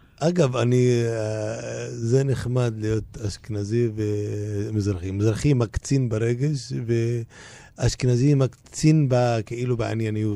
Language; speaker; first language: Hebrew; non-native, local second language; Arabic